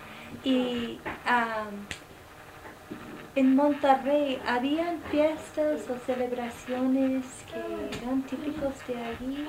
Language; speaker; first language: Spanish; non-native, fluent; English